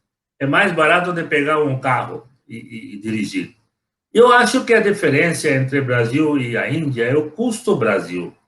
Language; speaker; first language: Portuguese; non-native, fluent; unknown